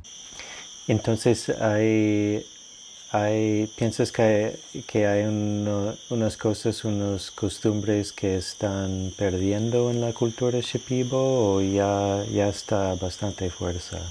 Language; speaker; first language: Spanish; non-native, learner; English